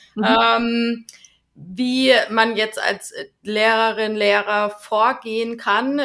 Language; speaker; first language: German; native; German